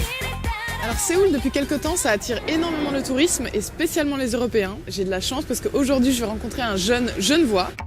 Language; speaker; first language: French; native; French